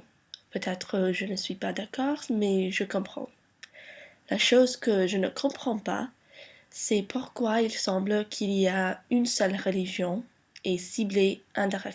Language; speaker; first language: French; non-native, learner; English